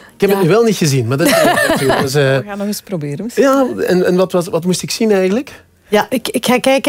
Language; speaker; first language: Dutch; native; Dutch